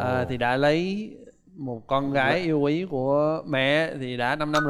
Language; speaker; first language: Vietnamese; non-native, fluent; English